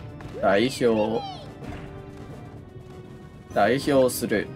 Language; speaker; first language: Japanese; non-native, learner; English